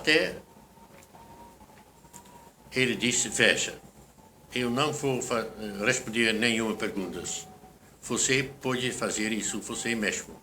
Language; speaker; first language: Portuguese; non-native, fluent; Dutch